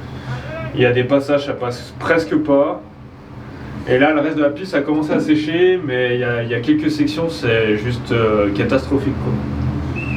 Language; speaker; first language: French; native; French